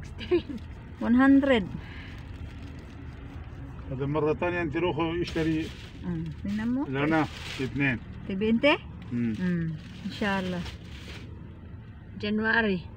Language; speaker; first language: Arabic; non-native, learner; Filipino